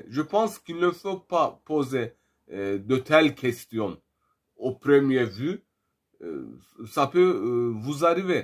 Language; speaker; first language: French; non-native, fluent; Turkish